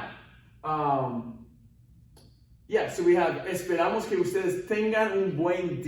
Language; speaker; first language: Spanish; non-native, fluent; English